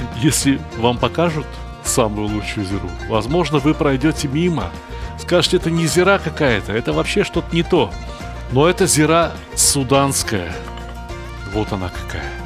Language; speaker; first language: Russian; native; Russian